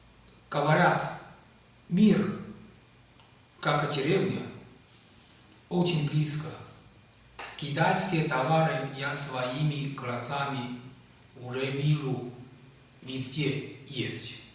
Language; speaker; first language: Russian; non-native, learner; Chinese